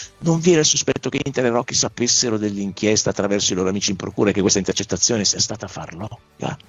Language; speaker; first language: Italian; native; Italian